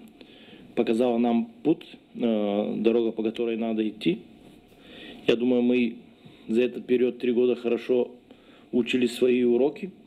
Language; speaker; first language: Russian; non-native, learner; Bulgarian